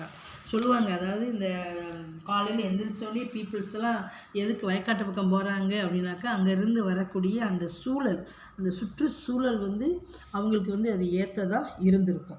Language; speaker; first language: Tamil; native; Tamil